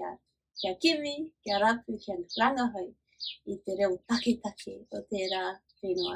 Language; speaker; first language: Māori; non-native, local second language; English